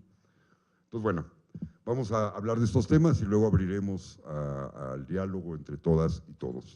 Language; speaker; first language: Spanish; native; Spanish